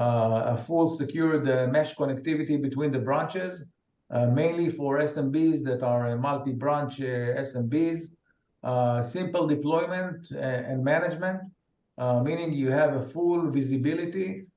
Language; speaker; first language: English; non-native, fluent; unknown